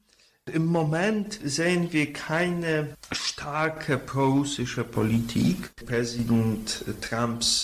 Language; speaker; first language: German; non-native, fluent; Polish